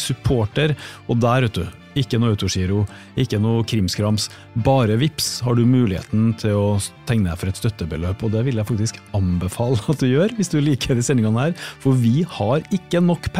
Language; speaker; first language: Norwegian; native; Norwegian